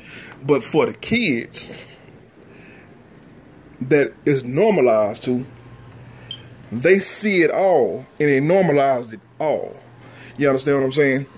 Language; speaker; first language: English; native; English